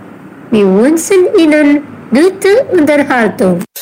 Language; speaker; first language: German; non-native, learner; Indonesian